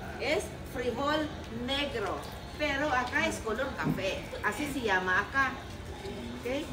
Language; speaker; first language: Spanish; non-native, learner; Filipino